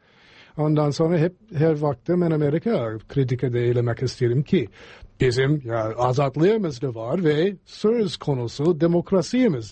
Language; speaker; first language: Turkish; non-native, fluent; English